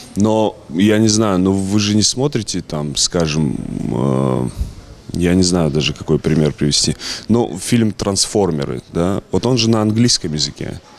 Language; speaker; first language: Russian; native; Russian